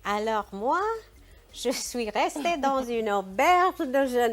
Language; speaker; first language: French; non-native, fluent; English